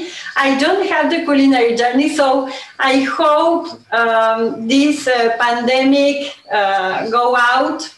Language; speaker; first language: English; non-native, learner; Spanish